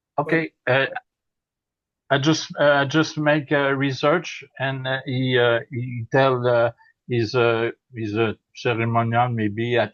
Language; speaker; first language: English; non-native, learner; French